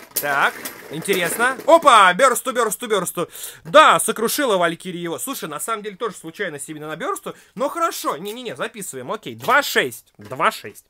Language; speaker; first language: Russian; native; Russian